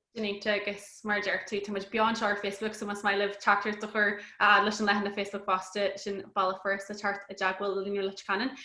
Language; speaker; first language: Irish; native; Irish